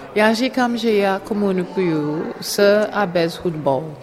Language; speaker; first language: Czech; non-native, fluent; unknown